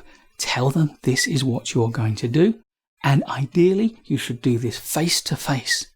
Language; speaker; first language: English; native; English